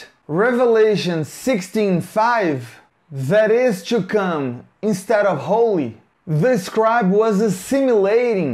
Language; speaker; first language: English; non-native, fluent; Portuguese